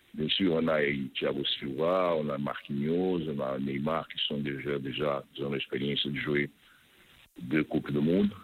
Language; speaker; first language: French; non-native, fluent; Portuguese